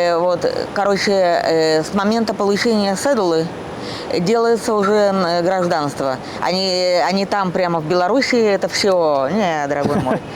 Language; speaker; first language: Russian; native; Russian